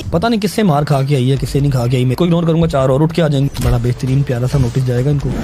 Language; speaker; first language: Urdu; non-native, local second language; Punjabi